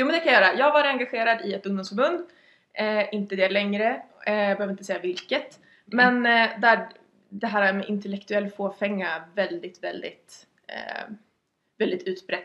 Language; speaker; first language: Swedish; native; Swedish